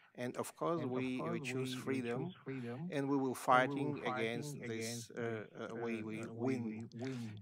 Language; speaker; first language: English; non-native, learner; Russian